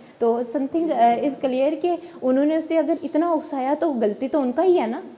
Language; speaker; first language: Hindi; non-native, local second language; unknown